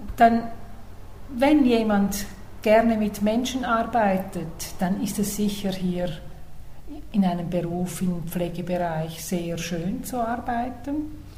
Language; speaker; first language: German; native; German